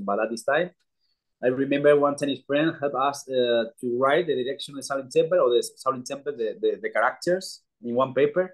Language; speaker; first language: English; non-native, learner; Spanish